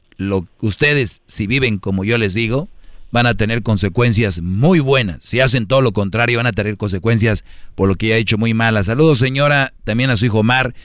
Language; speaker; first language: Spanish; native; Spanish